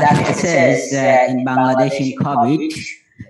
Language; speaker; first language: English; non-native, learner; Bangla